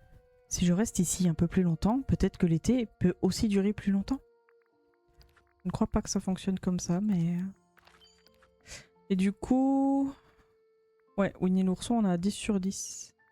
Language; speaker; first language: French; native; French